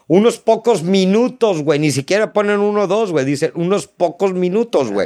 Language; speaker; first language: Spanish; early bilingual, heritage; Spanish